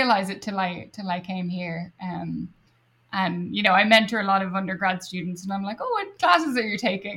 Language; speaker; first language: English; native; English